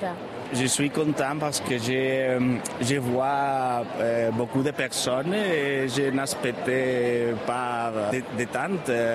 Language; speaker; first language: French; non-native, learner; Spanish